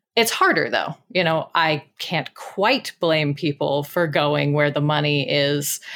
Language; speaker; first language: English; native; English